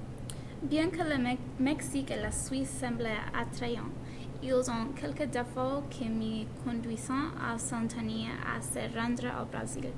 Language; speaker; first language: French; non-native, learner; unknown